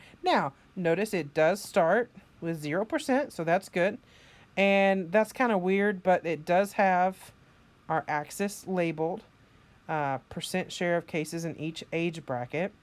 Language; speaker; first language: English; native; English